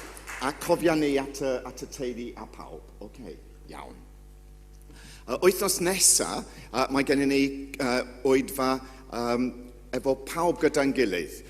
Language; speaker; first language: Welsh; non-native, fluent; English